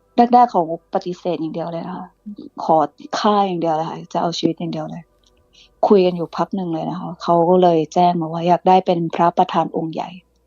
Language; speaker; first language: Thai; early bilingual, other home language; English